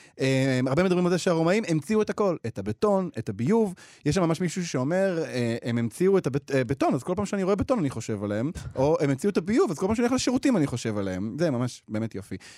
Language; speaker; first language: Hebrew; native; Hebrew